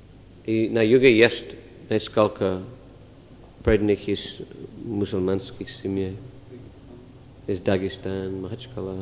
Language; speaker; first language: Russian; non-native, fluent; English